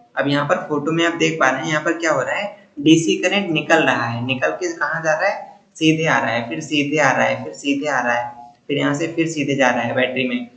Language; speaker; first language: Hindi; native; Hindi